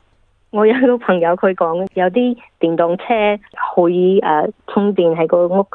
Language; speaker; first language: Cantonese; early bilingual, heritage; English